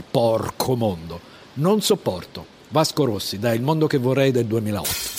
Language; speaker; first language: Italian; native; Italian